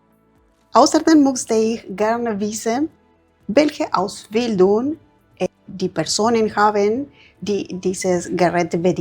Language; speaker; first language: German; non-native, learner; Spanish